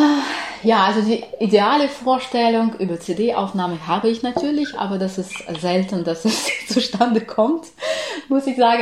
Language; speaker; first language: German; non-native, fluent; Ukrainian